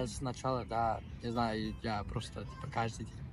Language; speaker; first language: Russian; non-native, learner; Spanish